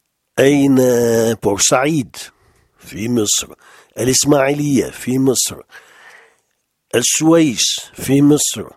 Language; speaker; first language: Arabic; non-native, fluent; French